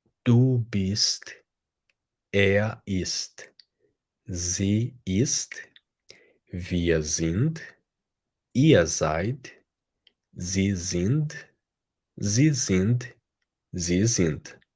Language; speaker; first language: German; non-native, fluent; Portuguese